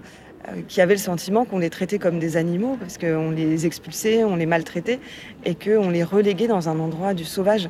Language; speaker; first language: French; native; French